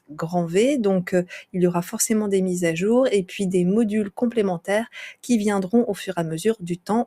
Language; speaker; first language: French; native; French